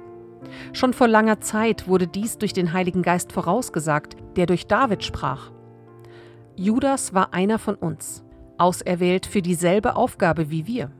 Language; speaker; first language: German; native; German